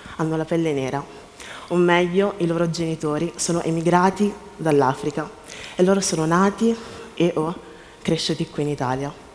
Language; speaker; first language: Italian; native; Italian